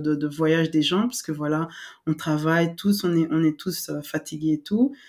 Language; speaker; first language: French; non-native, local second language; Lingala